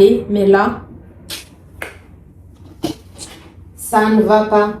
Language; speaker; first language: French; native; French